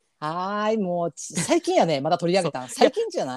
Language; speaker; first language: Japanese; native; Japanese